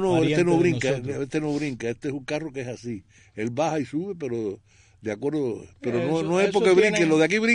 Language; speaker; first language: Spanish; native; Spanish